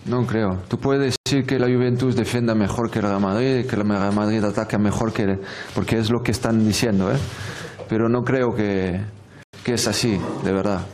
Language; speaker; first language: Spanish; non-native, fluent; French